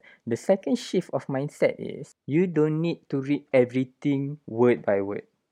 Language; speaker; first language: English; non-native, local second language; Malay